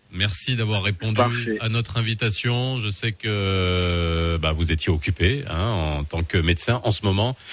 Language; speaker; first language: French; non-native, local second language; Arabic